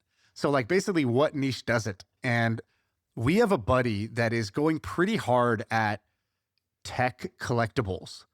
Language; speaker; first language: English; native; English